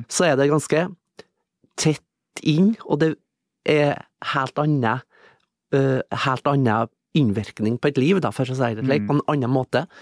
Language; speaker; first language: Norwegian; native; Norwegian